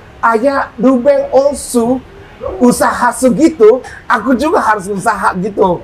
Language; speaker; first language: Indonesian; non-native, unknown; Japanese